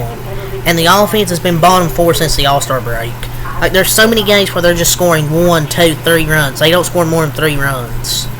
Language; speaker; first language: English; native; English